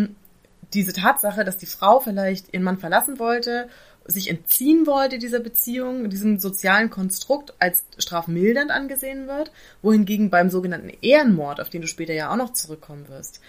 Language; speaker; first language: German; native; German